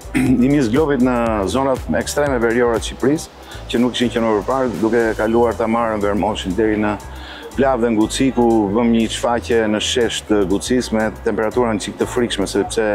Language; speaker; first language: Albanian; native; Albanian